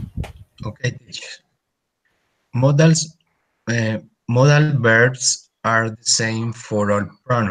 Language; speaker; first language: English; non-native, learner; Spanish